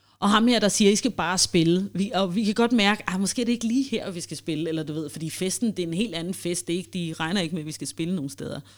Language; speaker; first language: Danish; early bilingual, heritage; Danish